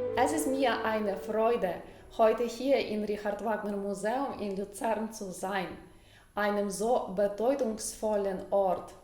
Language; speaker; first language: German; non-native, fluent; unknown